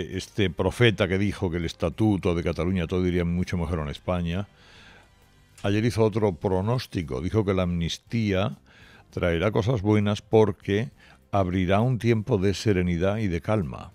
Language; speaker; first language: Spanish; native; Spanish